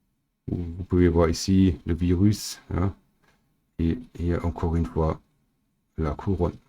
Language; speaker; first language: French; non-native, fluent; German